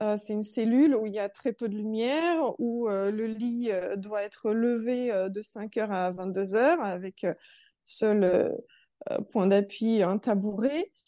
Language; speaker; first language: French; early bilingual, other home language; Russian